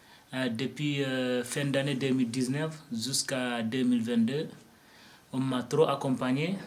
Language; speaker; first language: French; non-native, local second language; Fula